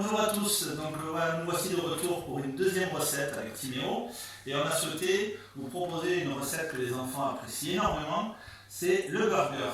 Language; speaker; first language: French; native; French